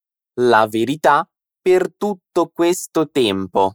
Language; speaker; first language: Italian; non-native, fluent; Portuguese